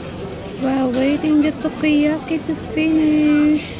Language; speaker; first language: English; non-native, local second language; Filipino